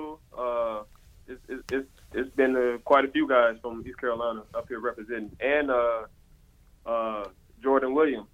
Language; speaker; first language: English; native; English